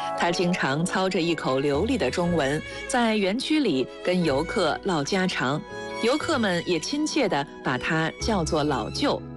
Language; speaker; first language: Chinese; native; Chinese